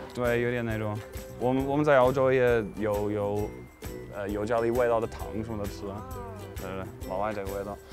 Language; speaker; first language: Chinese; non-native, fluent; English